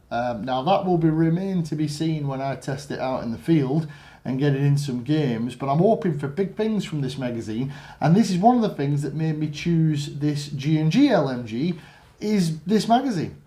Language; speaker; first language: English; native; English